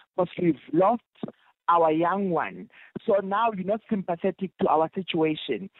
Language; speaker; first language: English; non-native, local second language; Zulu